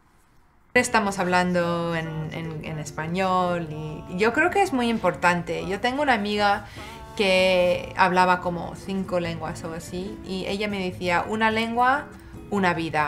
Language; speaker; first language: Spanish; non-native, fluent; English